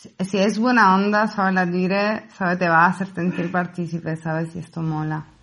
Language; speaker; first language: Spanish; non-native, fluent; Italian